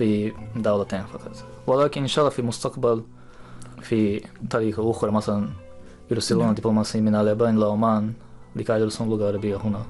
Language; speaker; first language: Arabic; non-native, learner; Japanese